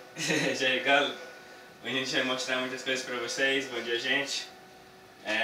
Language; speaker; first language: Portuguese; early bilingual, heritage; Portuguese